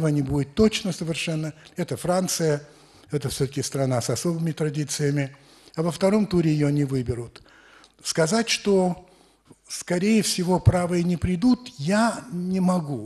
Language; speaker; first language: Russian; early bilingual, heritage; French